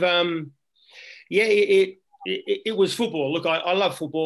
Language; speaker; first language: English; native; English